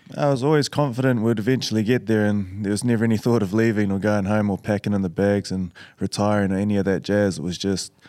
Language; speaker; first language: English; native; English